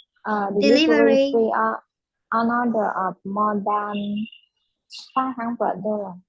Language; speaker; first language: English; non-native, learner; Vietnamese